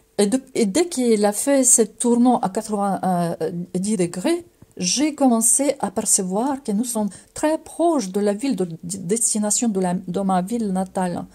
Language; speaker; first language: French; non-native, fluent; Russian